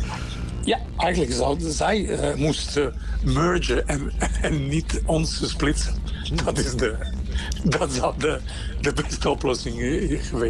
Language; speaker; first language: Dutch; non-native, fluent; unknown